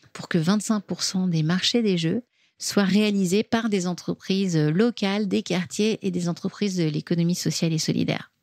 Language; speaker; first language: French; native; French